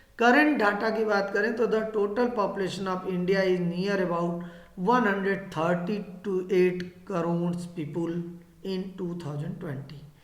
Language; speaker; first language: Hindi; native; Hindi